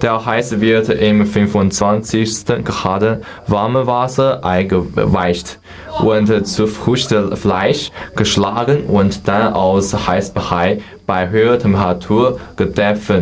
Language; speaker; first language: German; non-native, learner; Chinese